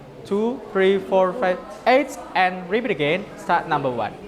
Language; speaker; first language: English; non-native, learner; Indonesian